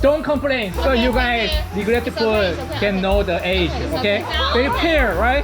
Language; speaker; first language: English; non-native, learner; Korean